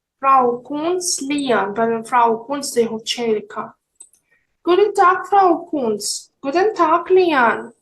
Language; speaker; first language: German; non-native, fluent; Ukrainian